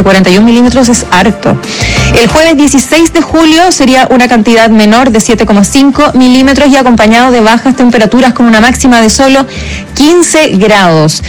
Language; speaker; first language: Spanish; native; Spanish